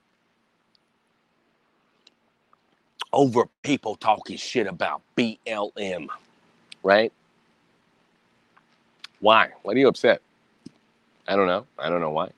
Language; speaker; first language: English; native; English